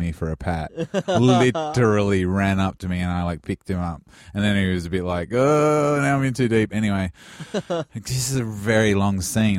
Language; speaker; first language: English; native; English